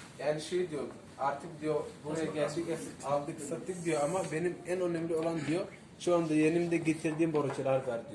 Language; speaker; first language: Turkish; non-native, fluent; Somali